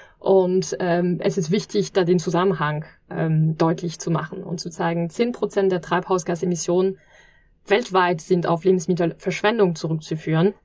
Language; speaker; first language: German; non-native, fluent; French